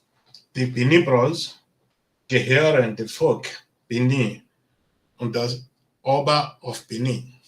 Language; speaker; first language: German; non-native, learner; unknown